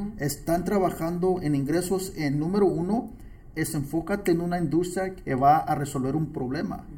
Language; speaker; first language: Spanish; early bilingual, heritage; Spanish